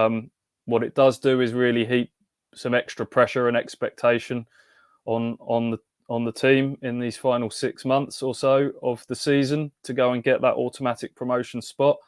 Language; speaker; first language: English; native; English